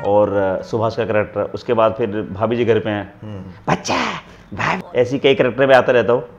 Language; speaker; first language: Hindi; native; Hindi